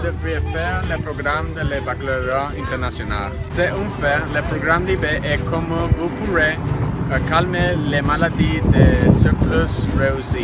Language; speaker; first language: French; non-native, learner; English